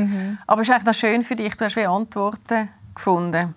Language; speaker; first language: German; native; German